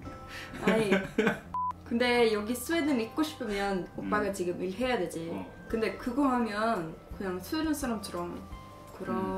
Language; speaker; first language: Korean; non-native, fluent; Swedish